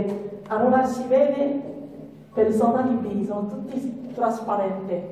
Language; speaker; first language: Italian; non-native, learner; Japanese